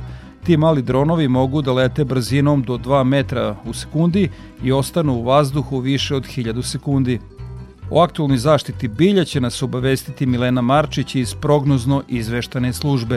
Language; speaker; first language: Serbian; native; Serbian